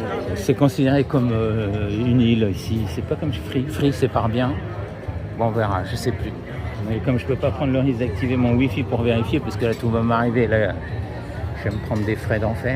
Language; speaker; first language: French; native; French